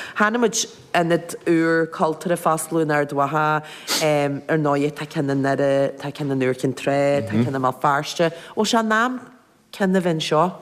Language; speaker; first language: Irish; native; Irish